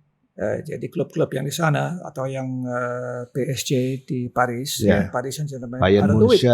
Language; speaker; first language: Indonesian; non-native, local second language; Dutch